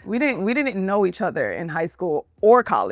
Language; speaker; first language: English; native; English